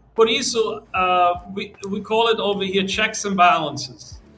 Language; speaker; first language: Portuguese; non-native, learner; English